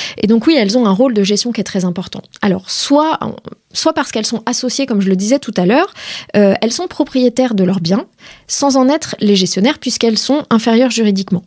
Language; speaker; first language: French; native; French